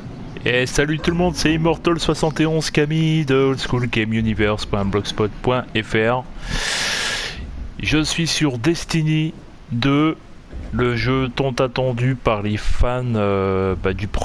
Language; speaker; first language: French; native; French